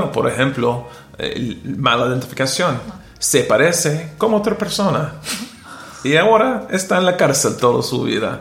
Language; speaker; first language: Spanish; non-native, learner; English